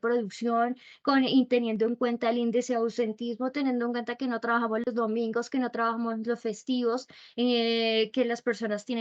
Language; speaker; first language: Spanish; native; Spanish